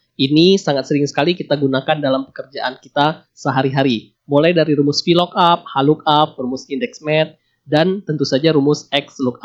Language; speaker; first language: Indonesian; native; Indonesian